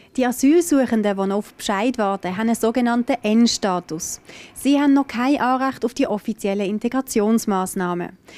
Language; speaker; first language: German; native; German